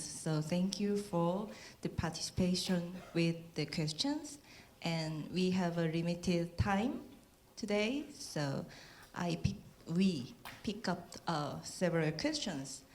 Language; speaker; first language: English; non-native, learner; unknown